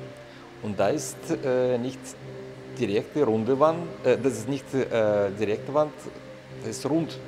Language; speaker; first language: German; non-native, fluent; Russian